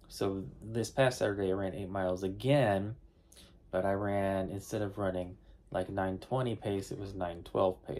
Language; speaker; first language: English; native; English